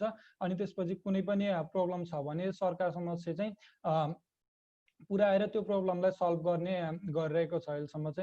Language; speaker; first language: Nepali; native; Nepali